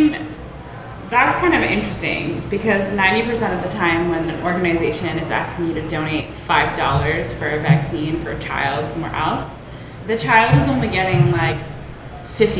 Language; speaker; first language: English; native; English